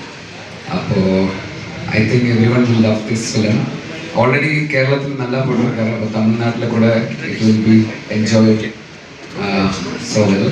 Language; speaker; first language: Tamil; non-native, local second language; Malayalam